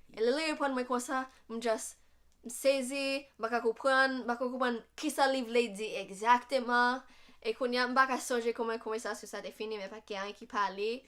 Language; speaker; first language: Haitian Creole; non-native, fluent; English